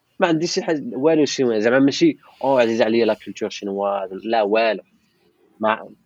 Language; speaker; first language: Arabic; non-native, local second language; Tachelhit